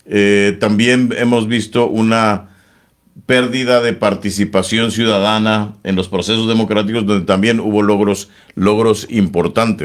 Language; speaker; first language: Spanish; native; Spanish